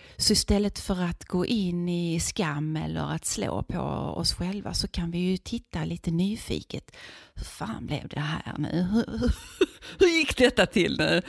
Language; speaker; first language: Swedish; native; Swedish